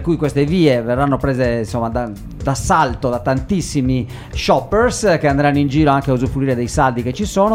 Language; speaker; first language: Italian; native; Italian